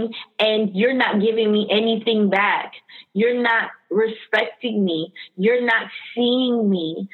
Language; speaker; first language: English; native; English